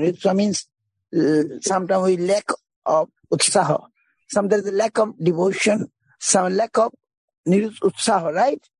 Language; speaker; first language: English; non-native, local second language; Bangla